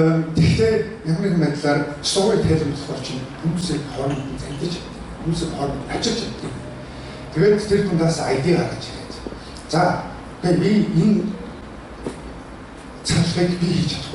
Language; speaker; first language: Mongolian; early bilingual, heritage; Mongolian